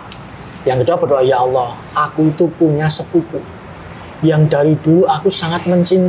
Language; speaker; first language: Indonesian; native; Indonesian